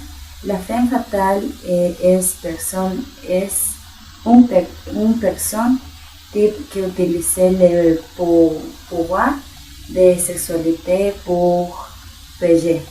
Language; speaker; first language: French; non-native, learner; Spanish